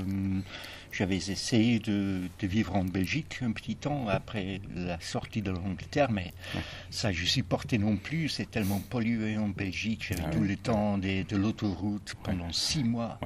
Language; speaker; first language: French; non-native, fluent; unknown